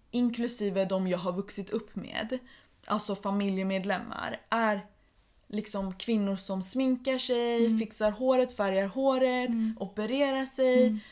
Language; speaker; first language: Swedish; early bilingual, other home language; Persian